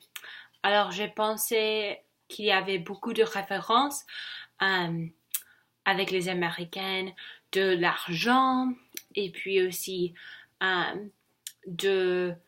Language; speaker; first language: French; non-native, learner; English